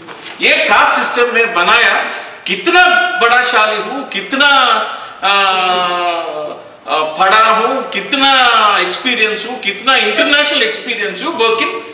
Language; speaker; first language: Hindi; non-native, local second language; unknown